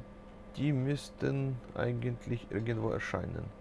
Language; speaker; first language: German; non-native, fluent; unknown